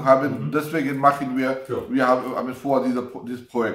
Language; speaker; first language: German; non-native, learner; Pashto